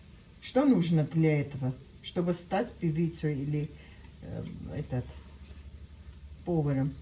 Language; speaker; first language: Russian; non-native, fluent; Armenian